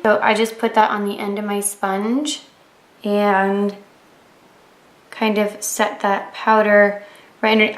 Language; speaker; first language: English; native; English